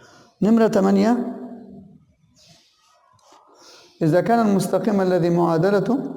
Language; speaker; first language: Arabic; native; Arabic